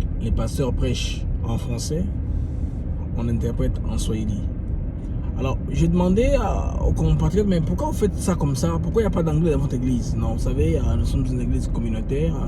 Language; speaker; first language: French; non-native, local second language; Lingala